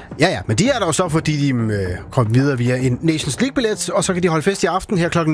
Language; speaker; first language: Danish; native; Danish